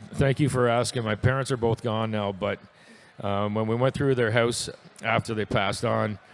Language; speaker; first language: English; native; English